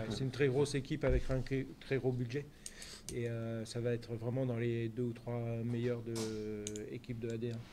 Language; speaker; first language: French; native; French